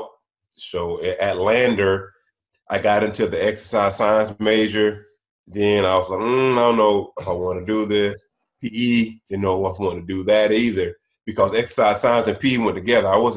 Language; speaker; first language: English; native; English